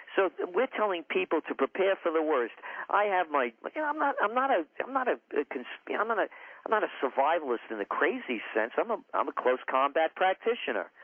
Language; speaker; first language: English; native; English